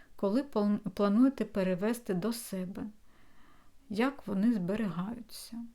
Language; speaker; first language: Ukrainian; non-native, local second language; Russian